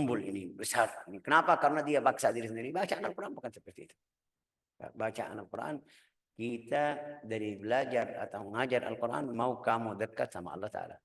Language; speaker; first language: Indonesian; non-native, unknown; Arabic